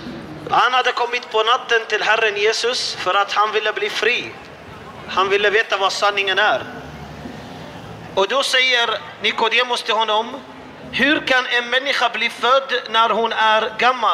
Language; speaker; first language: Swedish; non-native, fluent; Arabic